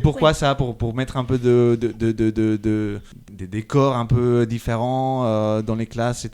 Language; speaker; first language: French; native; French